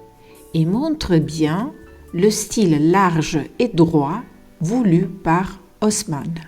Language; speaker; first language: French; non-native, fluent; Italian